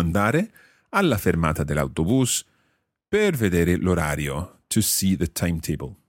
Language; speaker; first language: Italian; non-native, fluent; English